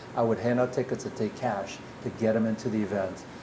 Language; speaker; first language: English; early bilingual, other home language; Dutch